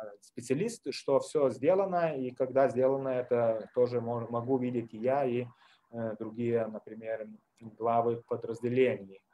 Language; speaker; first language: Russian; non-native, fluent; Lithuanian